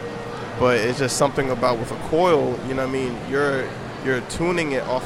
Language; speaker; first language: English; native; English